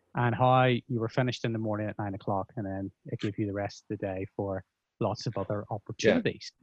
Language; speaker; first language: English; native; English